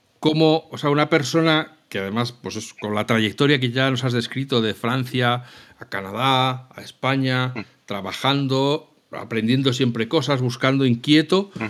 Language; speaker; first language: Spanish; native; Spanish